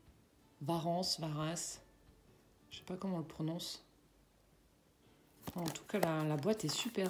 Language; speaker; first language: French; native; French